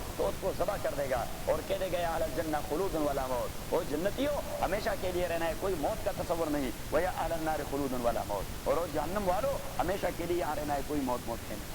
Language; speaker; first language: Urdu; non-native, local second language; Pashto